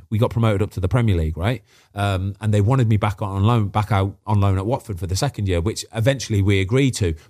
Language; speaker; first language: English; native; English